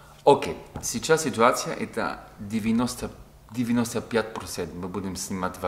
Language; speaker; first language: Russian; non-native, learner; German